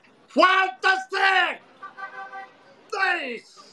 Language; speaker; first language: Japanese; native; Japanese